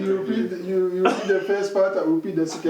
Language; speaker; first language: English; non-native, local second language; Akan